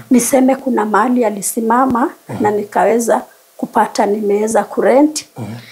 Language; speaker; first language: Swahili; non-native, local second language; Kikuyu